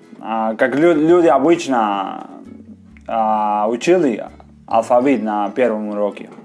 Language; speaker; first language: Russian; non-native, learner; Spanish